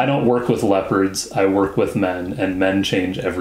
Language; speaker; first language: English; native; English